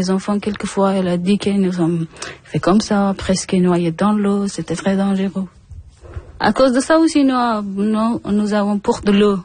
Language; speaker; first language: French; non-native, learner; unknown